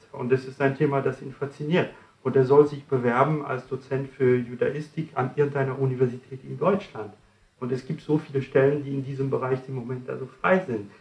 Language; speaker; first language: German; non-native, fluent; French